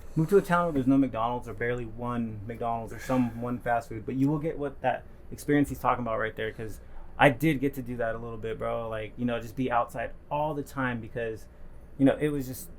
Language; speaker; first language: English; native; English